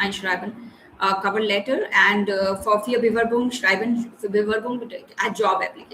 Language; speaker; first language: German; non-native, learner; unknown